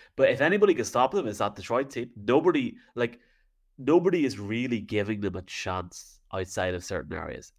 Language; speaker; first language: English; native; English